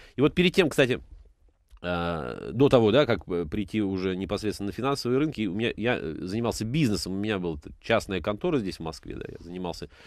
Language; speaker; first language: Russian; native; Russian